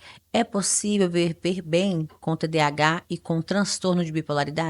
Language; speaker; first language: Portuguese; native; Portuguese